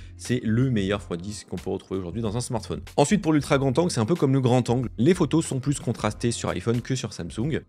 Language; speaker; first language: French; native; French